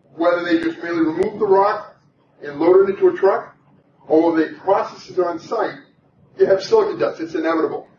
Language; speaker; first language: English; native; English